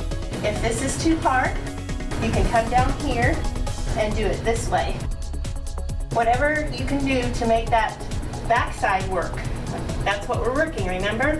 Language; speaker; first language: English; native; English